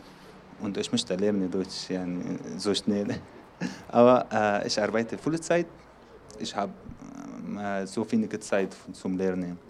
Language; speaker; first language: German; non-native, learner; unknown